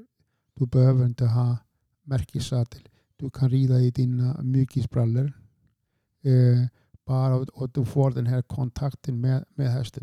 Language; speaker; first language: Swedish; non-native, fluent; Icelandic